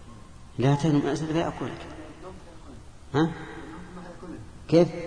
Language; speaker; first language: Arabic; native; Arabic